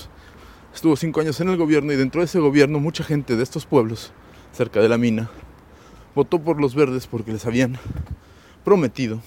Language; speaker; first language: Spanish; native; Spanish